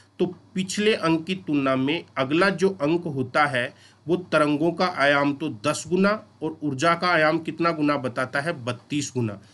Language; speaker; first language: Hindi; native; Hindi